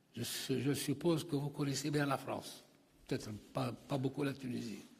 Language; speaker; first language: French; non-native, local second language; Arabic